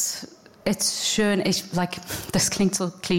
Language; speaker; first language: German; non-native, fluent; English